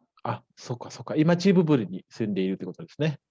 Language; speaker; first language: Japanese; non-native, fluent; Indonesian